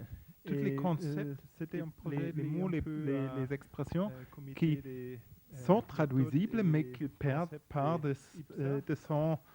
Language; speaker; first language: French; non-native, fluent; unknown